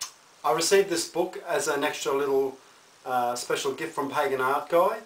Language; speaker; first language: English; native; English